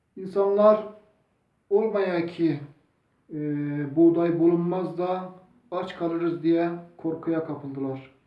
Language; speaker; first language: Turkish; non-native, local second language; Zaza